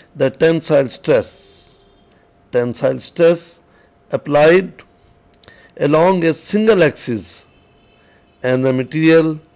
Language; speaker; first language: English; non-native, local second language; Urdu